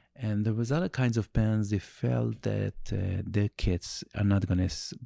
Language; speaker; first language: English; non-native, learner; Yiddish